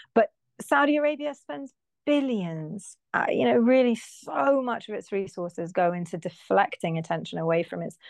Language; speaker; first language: English; native; English